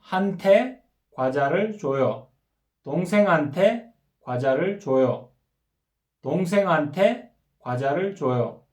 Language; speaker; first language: Korean; non-native, fluent; Kyrgyz